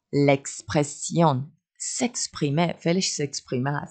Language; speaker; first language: French; non-native, fluent; Persian